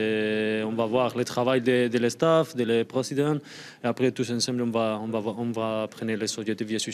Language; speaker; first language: French; non-native, fluent; Spanish